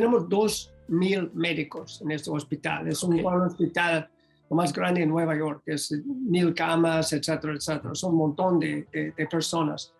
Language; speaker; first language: Spanish; non-native, learner; English